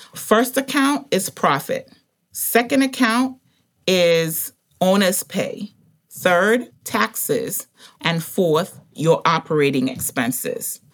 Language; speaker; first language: English; native; English